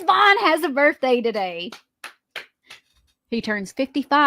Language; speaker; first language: English; native; English